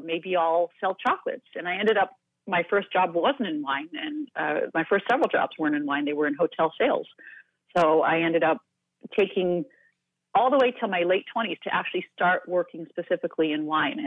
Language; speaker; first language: English; native; English